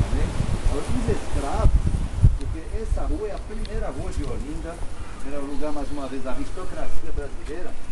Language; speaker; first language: Portuguese; non-native, fluent; French